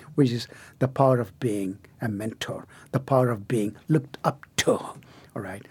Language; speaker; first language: English; non-native, local second language; Tamil